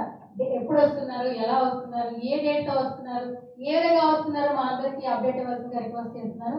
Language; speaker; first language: Telugu; native; Telugu